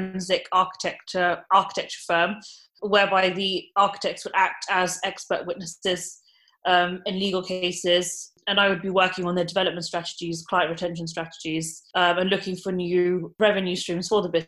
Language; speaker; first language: English; native; English